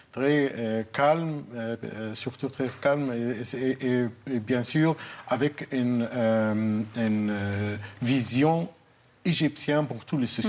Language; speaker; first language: French; non-native, fluent; Arabic